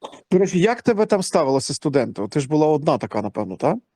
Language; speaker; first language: Ukrainian; native; Ukrainian